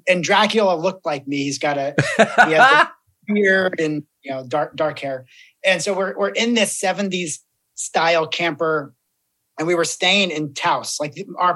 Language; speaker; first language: English; native; English